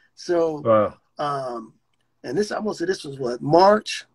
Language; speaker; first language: English; native; English